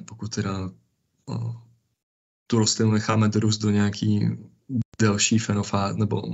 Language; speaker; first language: Czech; native; Czech